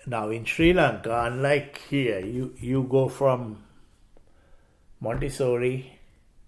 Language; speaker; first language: English; non-native, local second language; Sinhala